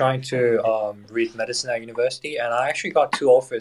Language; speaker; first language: English; non-native, fluent; Korean